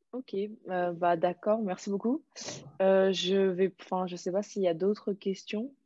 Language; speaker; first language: French; native; French